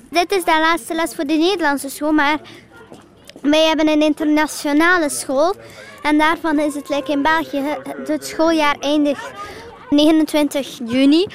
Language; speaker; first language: Dutch; early bilingual, heritage; Dutch